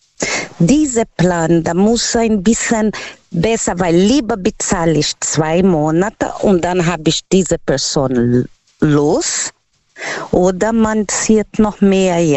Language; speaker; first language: German; non-native, learner; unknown